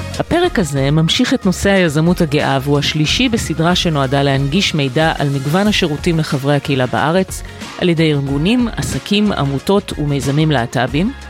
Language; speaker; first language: Hebrew; native; Hebrew